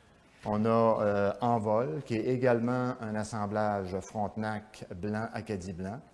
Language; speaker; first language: French; native; French